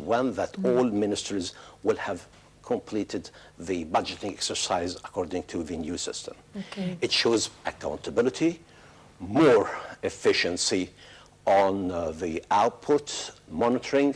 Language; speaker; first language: English; non-native, fluent; Arabic